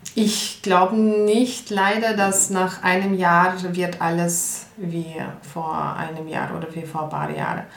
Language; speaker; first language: German; non-native, fluent; Ukrainian